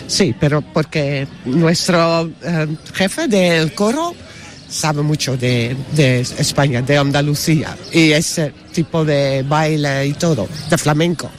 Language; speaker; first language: Spanish; non-native, learner; Dutch